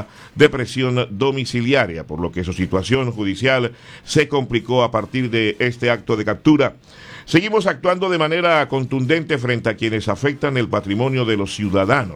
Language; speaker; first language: Spanish; native; Spanish